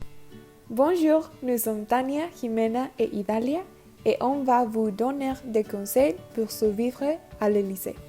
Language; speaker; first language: French; non-native, learner; Spanish